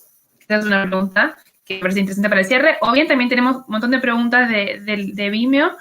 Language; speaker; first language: Spanish; native; Spanish